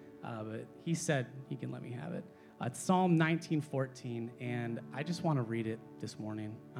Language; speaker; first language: English; native; English